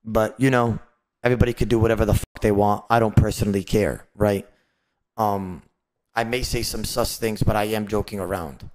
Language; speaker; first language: English; native; English